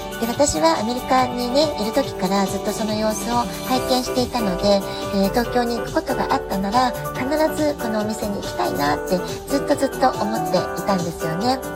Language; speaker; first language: Japanese; native; Japanese